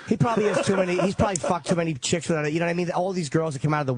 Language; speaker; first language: English; native; English